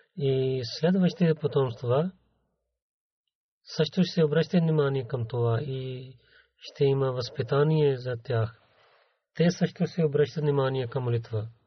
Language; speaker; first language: Bulgarian; non-native, learner; Urdu